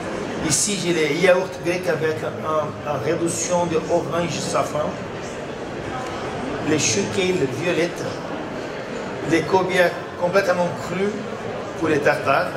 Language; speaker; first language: French; non-native, learner; Portuguese